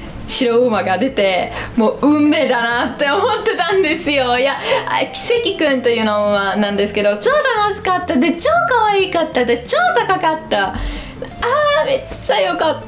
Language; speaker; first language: Japanese; non-native, fluent; Italian